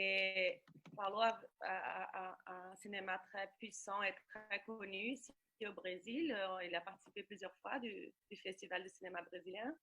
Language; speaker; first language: French; non-native, fluent; Portuguese